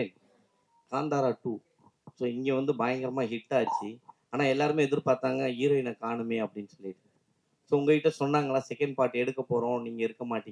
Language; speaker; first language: Tamil; native; Tamil